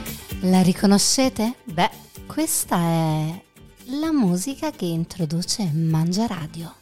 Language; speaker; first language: Italian; native; Italian